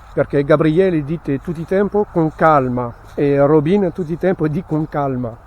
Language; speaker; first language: Italian; non-native, learner; French